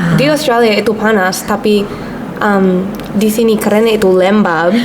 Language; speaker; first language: Indonesian; non-native, learner; English